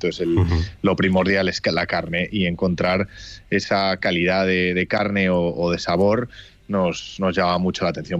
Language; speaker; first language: Spanish; native; Spanish